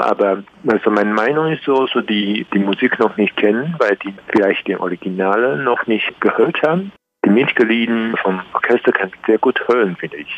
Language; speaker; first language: German; non-native, learner; Chinese